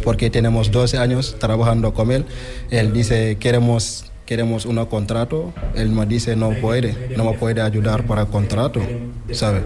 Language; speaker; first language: Spanish; non-native, learner; Wolof